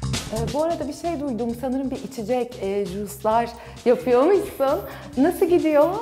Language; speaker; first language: Turkish; native; Turkish